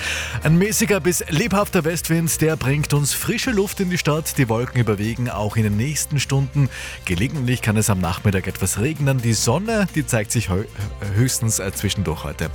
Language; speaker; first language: German; native; German